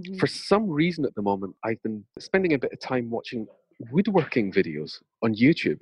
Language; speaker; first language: English; native; English